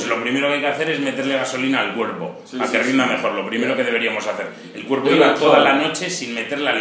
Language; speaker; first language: Spanish; native; Spanish